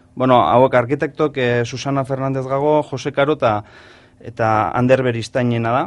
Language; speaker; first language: Basque; native; Basque